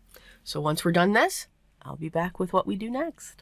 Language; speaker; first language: English; native; English